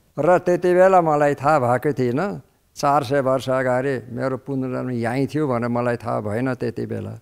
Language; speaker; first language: Nepali; non-native, fluent; English